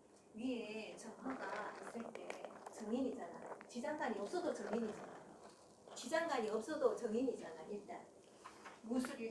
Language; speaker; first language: Korean; native; Korean